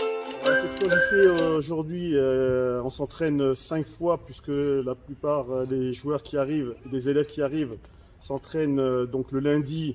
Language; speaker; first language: French; native; French